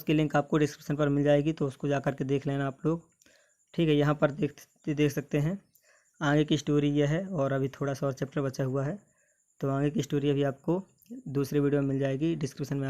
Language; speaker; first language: Hindi; native; Hindi